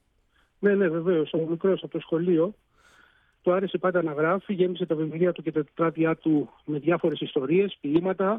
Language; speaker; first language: Greek; early bilingual, heritage; Greek